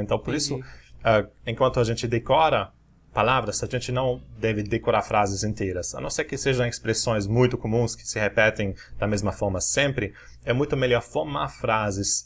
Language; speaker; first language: Portuguese; non-native, fluent; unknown